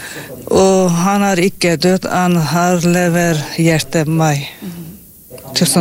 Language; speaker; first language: Swedish; non-native, learner; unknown